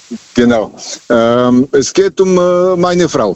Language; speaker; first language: German; non-native, fluent; Serbian